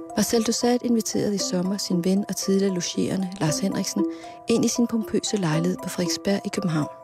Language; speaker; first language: Danish; native; Danish